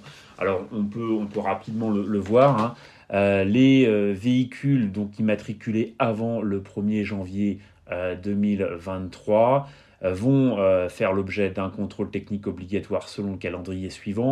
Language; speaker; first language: French; native; French